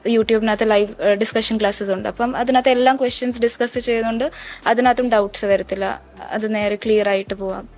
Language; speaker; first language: Malayalam; early bilingual, heritage; Malayalam